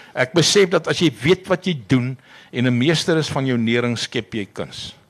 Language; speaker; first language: Afrikaans; native; Afrikaans